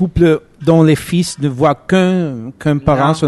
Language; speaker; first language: French; non-native, fluent; Italian